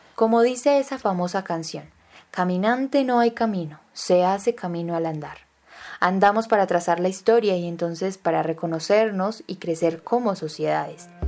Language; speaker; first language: Spanish; native; Spanish